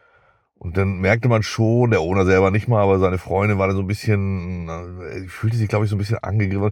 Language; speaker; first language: German; native; German